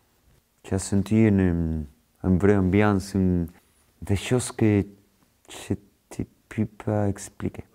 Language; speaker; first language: French; non-native, fluent; Spanish